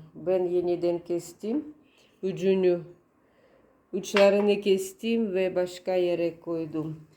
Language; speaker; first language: Turkish; non-native, learner; Russian